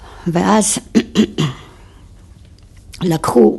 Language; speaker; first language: Hebrew; non-native, fluent; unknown